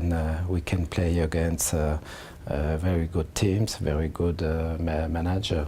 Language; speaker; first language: English; non-native, learner; French